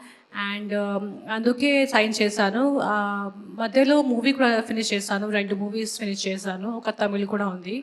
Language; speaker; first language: Telugu; non-native, fluent; Hindi